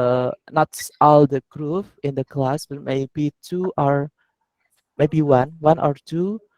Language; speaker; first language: English; non-native, learner; Indonesian